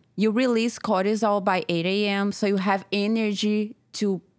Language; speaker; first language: English; non-native, fluent; Portuguese